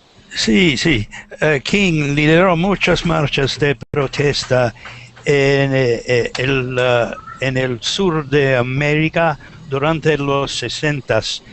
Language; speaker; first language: Spanish; non-native, learner; English